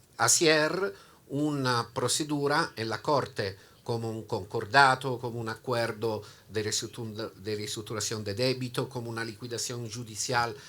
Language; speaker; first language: Spanish; non-native, learner; Italian